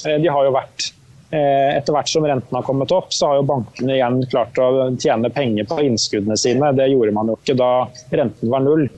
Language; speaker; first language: Norwegian; native; Norwegian